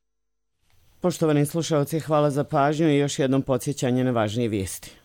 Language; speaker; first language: Croatian; native; Croatian